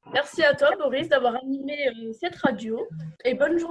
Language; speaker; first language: French; native; French